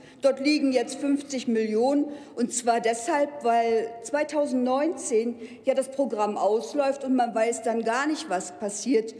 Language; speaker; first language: German; native; German